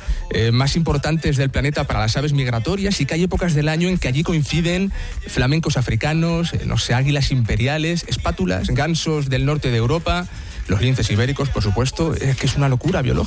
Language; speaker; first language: Spanish; native; Spanish